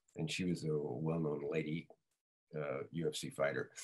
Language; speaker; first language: English; native; English